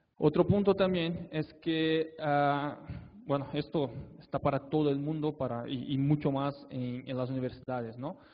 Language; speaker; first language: Spanish; non-native, fluent; Portuguese